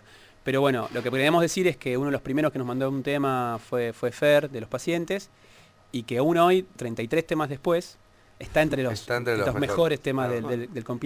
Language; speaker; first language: Spanish; native; Spanish